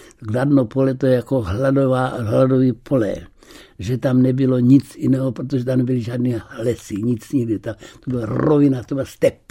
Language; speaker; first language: Czech; early bilingual, heritage; Czech